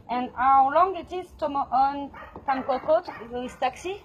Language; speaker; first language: English; non-native, learner; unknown